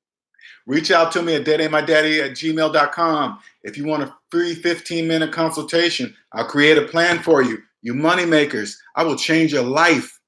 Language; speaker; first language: English; native; English